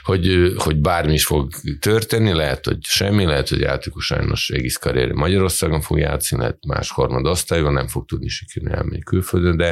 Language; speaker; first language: Hungarian; non-native, fluent; Serbian